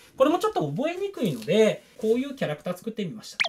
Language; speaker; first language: Japanese; native; Japanese